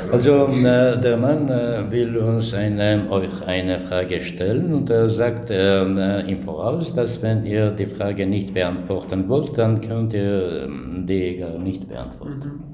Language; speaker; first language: German; non-native, fluent; Armenian